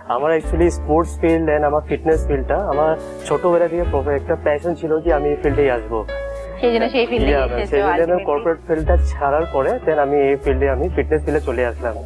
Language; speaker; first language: Bangla; non-native, local second language; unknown